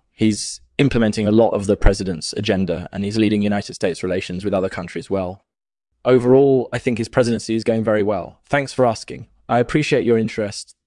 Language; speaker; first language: English; native; English